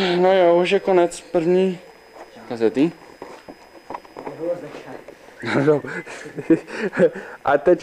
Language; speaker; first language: Czech; early bilingual, heritage; Czech